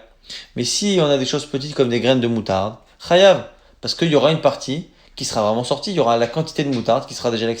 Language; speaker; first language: French; native; French